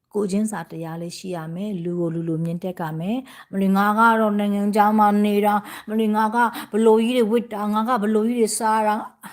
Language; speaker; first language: Burmese; native; Burmese